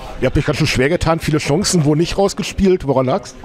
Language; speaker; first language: German; native; German